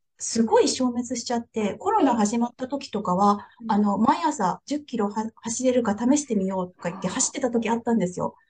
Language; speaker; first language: Japanese; native; Japanese